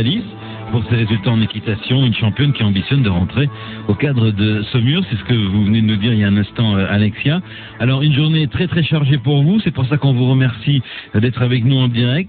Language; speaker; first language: French; native; French